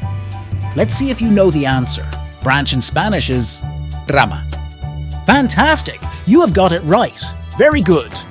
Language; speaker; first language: English; non-native, fluent; Spanish